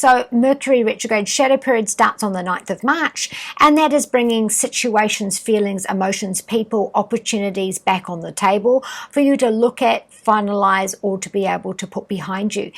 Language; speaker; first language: English; native; English